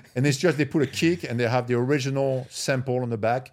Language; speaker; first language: English; non-native, fluent; French